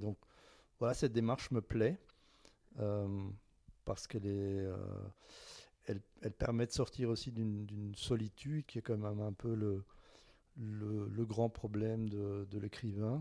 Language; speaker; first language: French; native; French